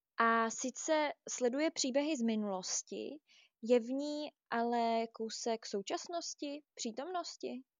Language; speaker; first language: Czech; native; Czech